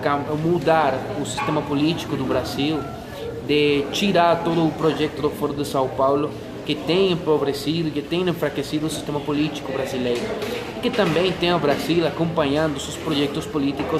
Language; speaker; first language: Portuguese; non-native, fluent; Spanish